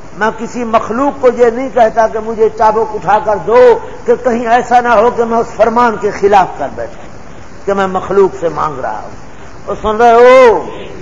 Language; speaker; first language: Urdu; non-native, local second language; Punjabi